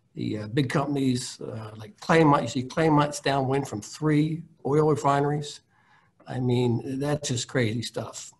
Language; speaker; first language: English; native; English